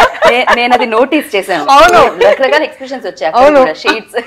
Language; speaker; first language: Telugu; native; Telugu